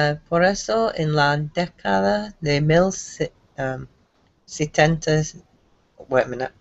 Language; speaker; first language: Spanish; non-native, learner; English